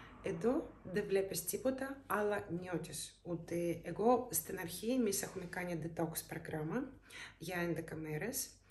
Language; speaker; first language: Greek; non-native, learner; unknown